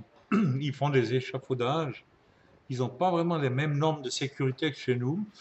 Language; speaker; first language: French; native; French